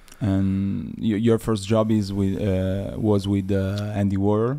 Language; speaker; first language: English; non-native, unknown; Italian